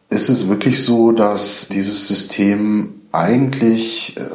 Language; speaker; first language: German; native; German